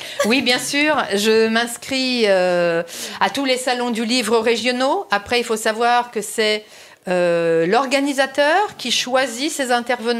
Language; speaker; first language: French; native; French